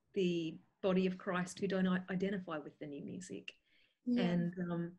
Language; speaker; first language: English; native; English